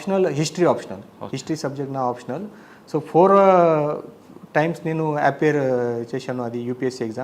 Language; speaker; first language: Telugu; non-native, fluent; Marathi